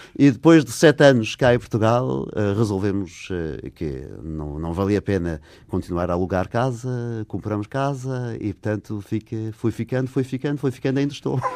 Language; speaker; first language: Portuguese; non-native, fluent; English